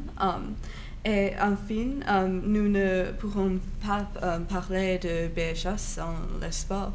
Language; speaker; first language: French; non-native, learner; English